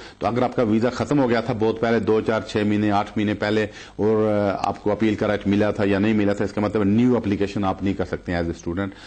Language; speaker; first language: Urdu; non-native, local second language; Punjabi